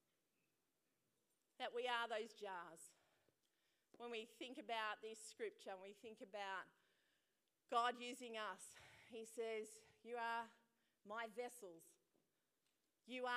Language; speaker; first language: English; native; English